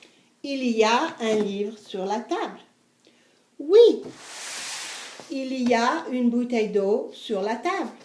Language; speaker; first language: French; non-native, fluent; English